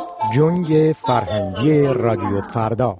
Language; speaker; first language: Persian; native; Persian